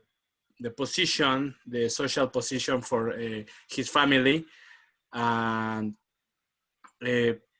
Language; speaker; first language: English; non-native, learner; Spanish